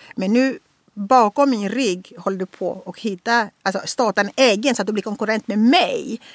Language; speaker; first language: Swedish; non-native, fluent; Portuguese